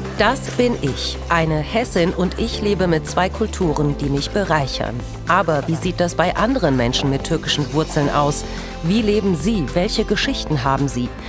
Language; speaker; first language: German; early bilingual, other home language; Turkish